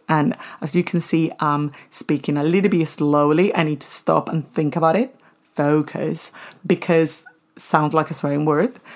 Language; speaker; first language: English; non-native, fluent; Spanish